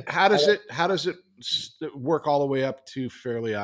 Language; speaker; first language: English; native; English